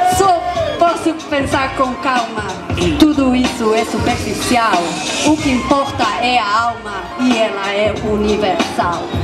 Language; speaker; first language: Portuguese; non-native, fluent; Spanish